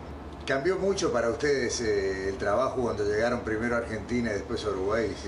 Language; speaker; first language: Spanish; native; Spanish